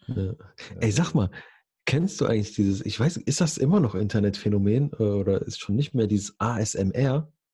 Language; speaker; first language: German; early bilingual, other home language; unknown